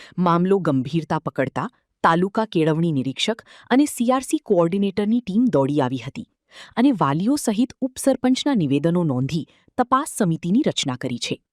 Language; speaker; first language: Gujarati; native; Gujarati